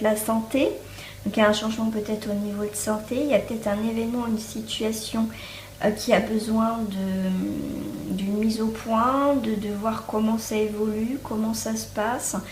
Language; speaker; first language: French; native; French